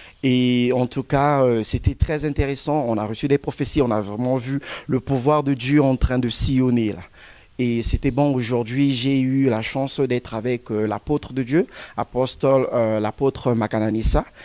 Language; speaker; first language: French; non-native, local second language; Lingala